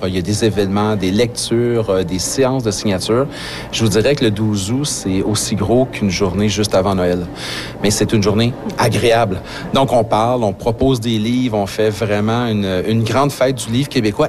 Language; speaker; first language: French; native; French